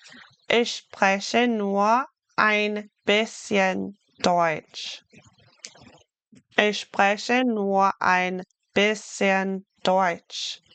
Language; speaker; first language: German; non-native, fluent; English